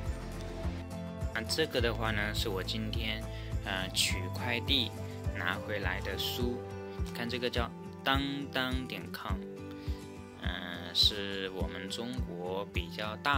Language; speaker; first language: Chinese; native; Chinese